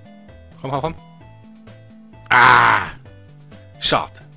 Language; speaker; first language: German; native; German